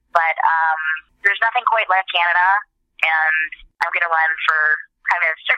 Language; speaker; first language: English; native; English